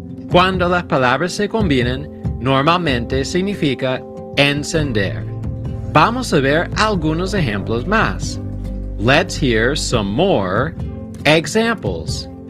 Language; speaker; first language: Spanish; native; Spanish